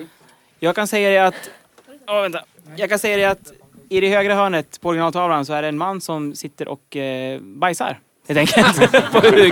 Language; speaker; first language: Swedish; native; Swedish